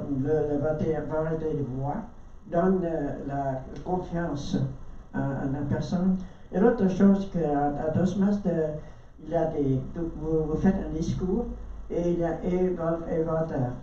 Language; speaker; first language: French; non-native, learner; Vietnamese